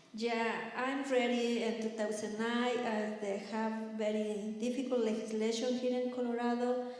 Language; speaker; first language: English; non-native, learner; Spanish